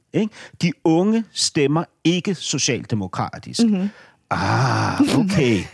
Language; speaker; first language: Danish; native; Danish